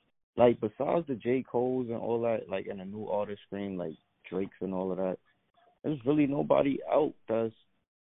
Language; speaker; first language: English; native; English